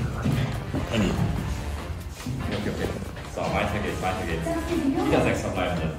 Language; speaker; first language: German; native; German